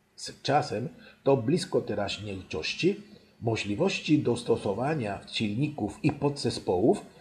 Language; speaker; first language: Polish; non-native, fluent; Spanish